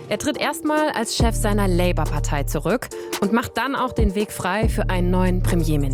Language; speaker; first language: German; native; German